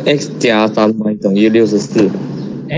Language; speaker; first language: Chinese; native; Chinese